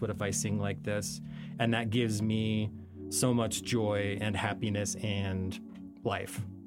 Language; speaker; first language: English; native; English